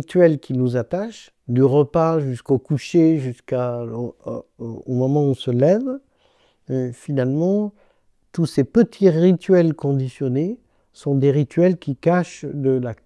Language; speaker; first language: French; native; French